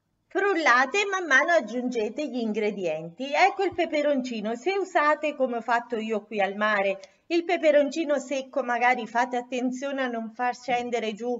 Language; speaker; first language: Italian; native; Italian